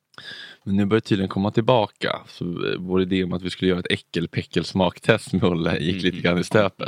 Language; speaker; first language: Swedish; native; Swedish